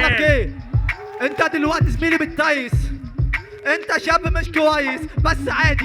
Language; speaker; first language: Arabic; native; Arabic